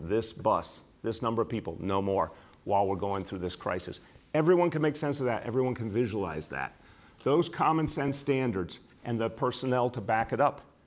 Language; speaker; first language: English; native; English